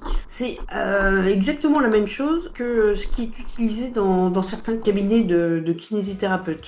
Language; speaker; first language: French; native; French